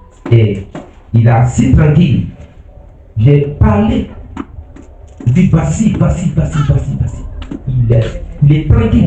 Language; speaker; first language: French; non-native, local second language; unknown